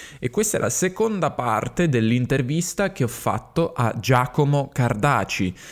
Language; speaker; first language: Italian; native; Italian